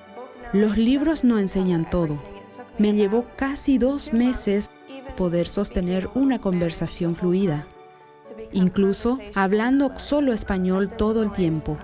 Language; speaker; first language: Spanish; non-native, fluent; English